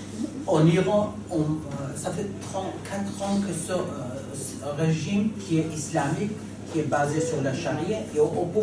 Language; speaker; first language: French; non-native, fluent; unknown